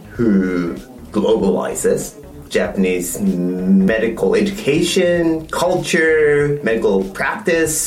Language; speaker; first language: English; non-native, fluent; Japanese